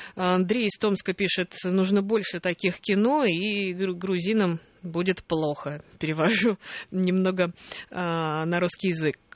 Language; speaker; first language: Russian; native; Russian